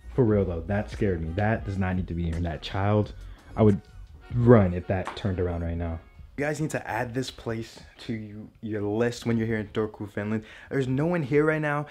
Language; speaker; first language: English; native; English